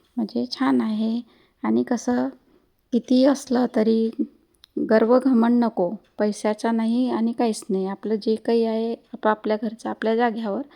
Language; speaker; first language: Marathi; non-native, local second language; Hindi